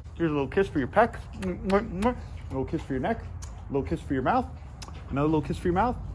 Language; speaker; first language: English; native; English